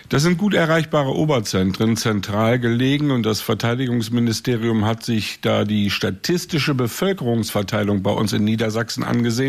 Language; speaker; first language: German; native; German